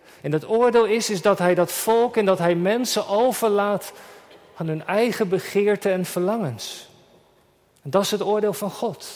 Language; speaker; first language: Dutch; native; Dutch